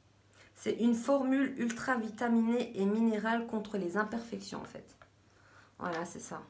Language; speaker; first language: French; native; French